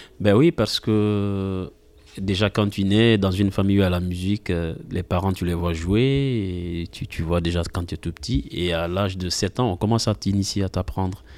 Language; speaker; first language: French; non-native, local second language; Mandingo